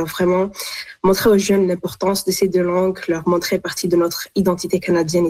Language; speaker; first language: French; non-native, local second language; Arabic